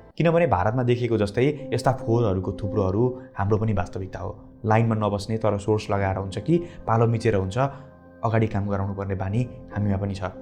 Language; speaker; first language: Nepali; native; Nepali